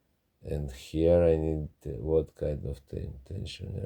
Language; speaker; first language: English; non-native, learner; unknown